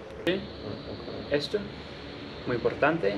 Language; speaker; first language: Spanish; non-native, fluent; English